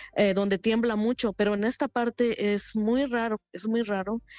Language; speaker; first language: Spanish; native; Spanish